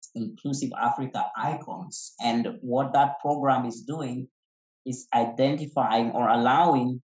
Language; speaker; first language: English; non-native, local second language; Kikuyu